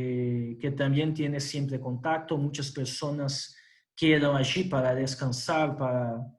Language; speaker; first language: Spanish; non-native, fluent; Portuguese